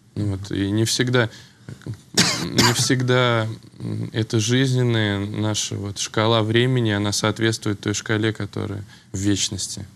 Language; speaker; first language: Russian; native; Russian